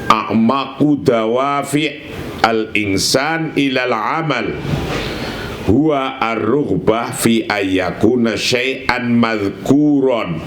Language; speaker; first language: Arabic; non-native, fluent; Indonesian